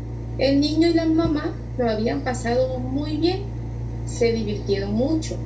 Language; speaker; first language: Spanish; native; Spanish